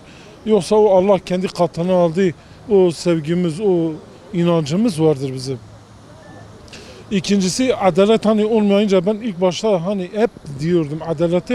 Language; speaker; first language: Turkish; non-native, local second language; Kurdish